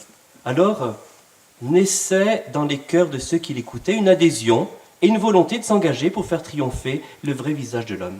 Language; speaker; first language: French; native; French